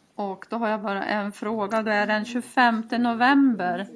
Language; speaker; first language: Swedish; native; Swedish